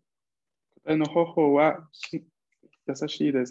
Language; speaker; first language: Japanese; non-native, fluent; Spanish